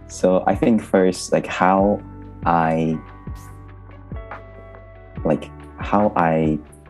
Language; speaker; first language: English; non-native, learner; Japanese